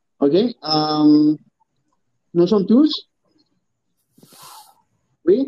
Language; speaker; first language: French; non-native, learner; Spanish